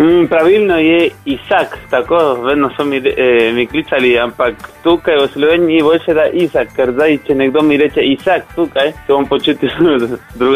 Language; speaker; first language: Slovenian; non-native, fluent; Spanish